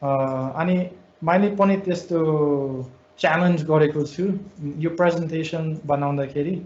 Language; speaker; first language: Nepali; non-native, fluent; English